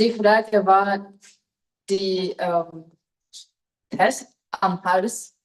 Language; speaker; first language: German; non-native, fluent; Japanese